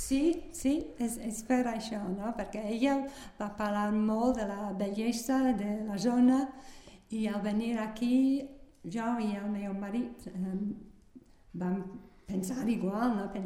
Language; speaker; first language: Catalan; non-native, fluent; English